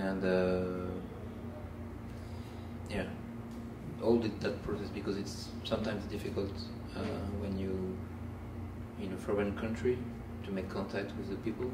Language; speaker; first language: English; non-native, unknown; French